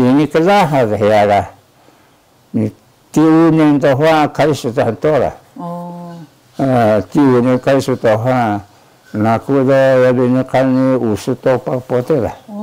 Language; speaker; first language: Chinese; non-native, local second language; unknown